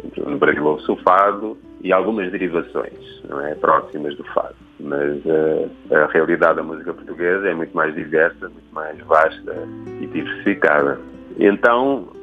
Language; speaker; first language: Portuguese; native; Portuguese